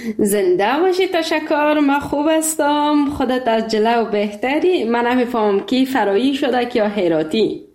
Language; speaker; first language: Persian; native; Persian